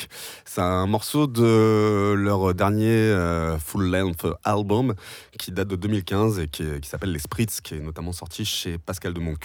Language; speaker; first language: French; native; French